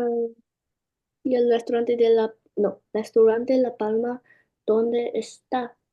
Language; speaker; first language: Spanish; non-native, learner; English